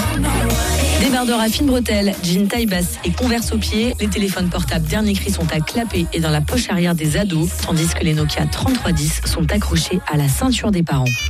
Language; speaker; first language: French; native; French